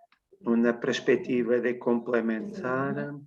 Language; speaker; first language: Spanish; non-native, learner; Portuguese